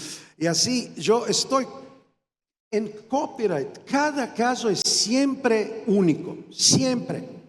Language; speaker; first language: Spanish; non-native, fluent; Croatian